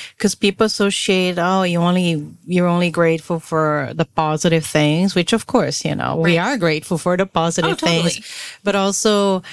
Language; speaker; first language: English; non-native, fluent; Portuguese